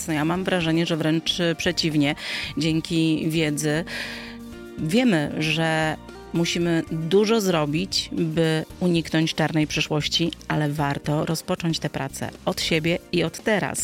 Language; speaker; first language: Polish; native; Polish